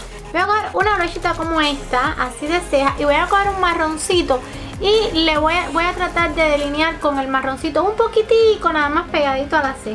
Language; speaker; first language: Spanish; native; Spanish